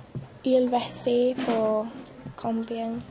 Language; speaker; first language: French; non-native, learner; English